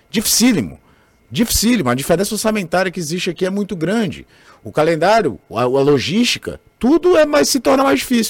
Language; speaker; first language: Portuguese; native; Portuguese